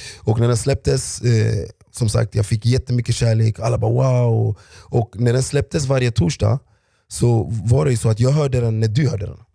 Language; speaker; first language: Swedish; early bilingual, other home language; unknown